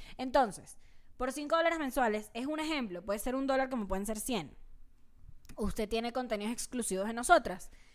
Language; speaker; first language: Spanish; native; Spanish